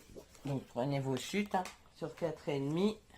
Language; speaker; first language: French; native; French